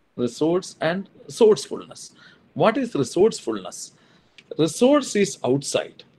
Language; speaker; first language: English; non-native, local second language; Malayalam